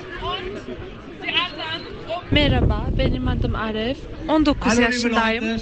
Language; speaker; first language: Turkish; early bilingual, heritage; Turkish